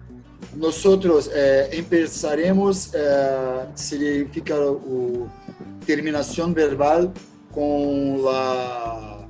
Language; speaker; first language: Spanish; non-native, learner; Portuguese